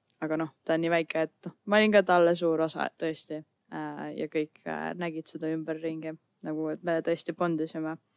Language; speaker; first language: Estonian; native; Estonian